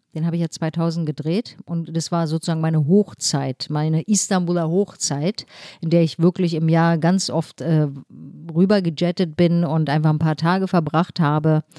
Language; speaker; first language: German; early bilingual, other home language; Turkish